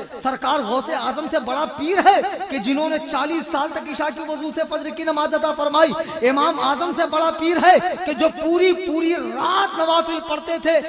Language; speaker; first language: Urdu; native; Urdu